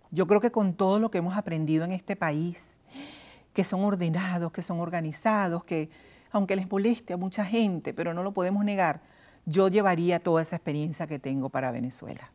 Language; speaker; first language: Spanish; native; Spanish